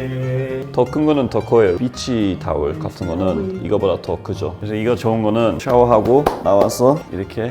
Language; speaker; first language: Korean; non-native, fluent; English